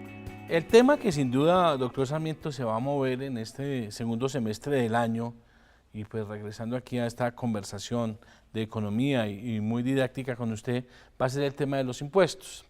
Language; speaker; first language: Spanish; native; Spanish